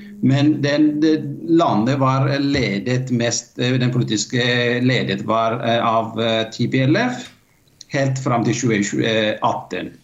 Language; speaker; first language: Norwegian; non-native, fluent; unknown